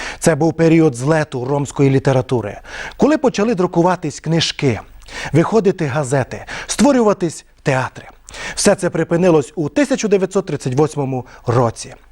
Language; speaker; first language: Ukrainian; non-native, local second language; Romany